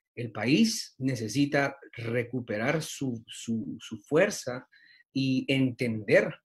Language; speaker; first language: Spanish; native; Spanish